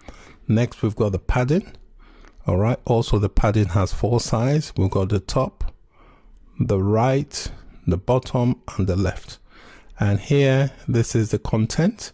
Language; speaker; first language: English; native; English